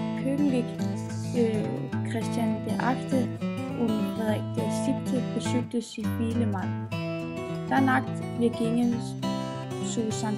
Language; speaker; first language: German; non-native, learner; Danish